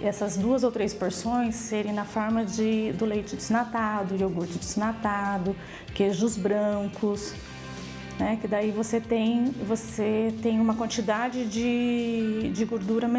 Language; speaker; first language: Portuguese; native; Portuguese